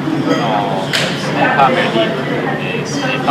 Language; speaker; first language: French; non-native, learner; English